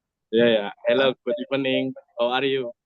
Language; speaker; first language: English; non-native, learner; Indonesian